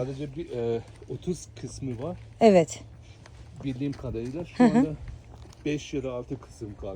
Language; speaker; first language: Turkish; non-native, learner; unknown